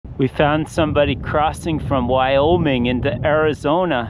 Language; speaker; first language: English; native; English